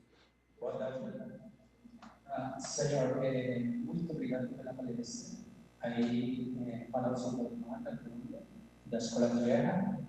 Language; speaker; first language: Portuguese; non-native, fluent; Spanish